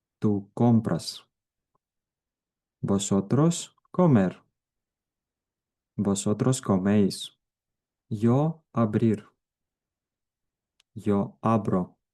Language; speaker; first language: Spanish; non-native, fluent; Ukrainian